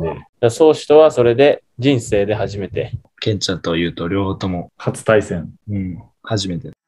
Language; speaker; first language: Japanese; native; Japanese